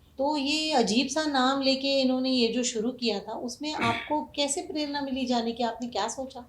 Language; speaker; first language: Hindi; non-native, local second language; Marathi